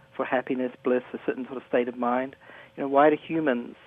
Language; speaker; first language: English; native; English